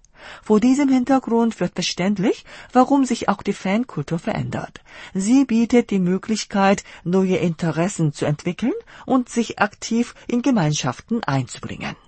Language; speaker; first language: German; non-native, fluent; Korean